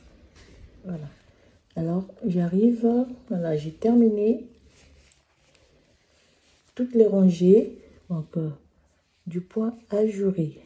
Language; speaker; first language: French; native; French